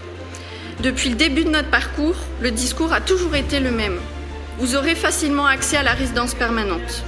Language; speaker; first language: French; native; French